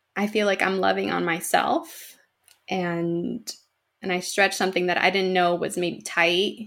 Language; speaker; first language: English; native; English